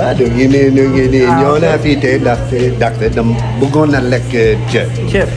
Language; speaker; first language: Wolof; non-native, fluent; English